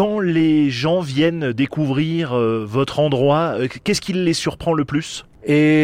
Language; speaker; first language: French; native; French